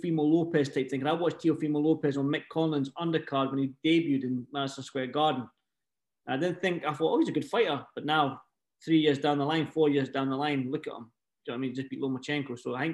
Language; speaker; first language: English; native; English